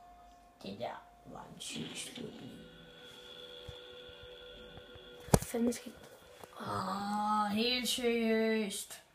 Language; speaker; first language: Danish; native; Danish